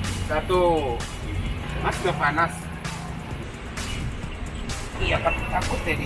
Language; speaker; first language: Indonesian; non-native, learner; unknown